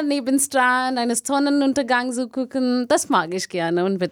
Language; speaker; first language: German; non-native, learner; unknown